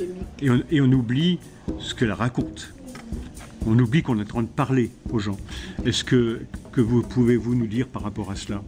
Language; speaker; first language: French; native; French